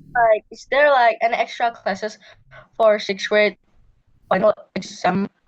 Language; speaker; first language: English; non-native, learner; Indonesian